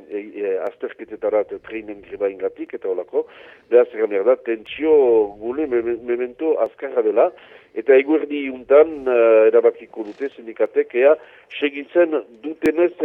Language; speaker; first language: Basque; native; Basque